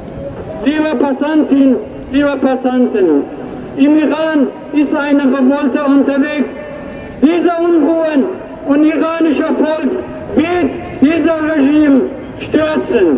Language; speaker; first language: German; non-native, fluent; Persian